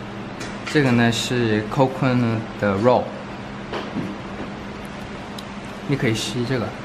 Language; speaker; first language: Chinese; non-native, learner; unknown